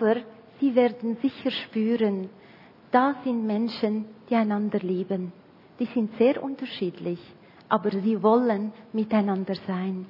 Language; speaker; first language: German; non-native, fluent; Arabic